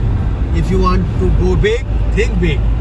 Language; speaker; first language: English; non-native, local second language; Hindi